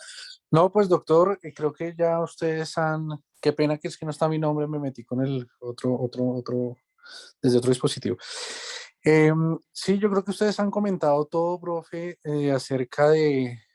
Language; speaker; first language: Spanish; native; Spanish